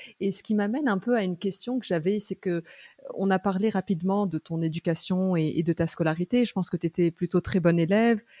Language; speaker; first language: French; native; French